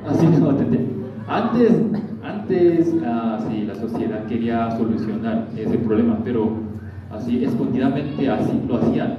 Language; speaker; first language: Spanish; non-native, learner; Korean